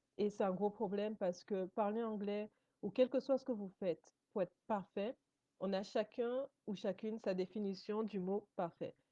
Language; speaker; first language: French; native; French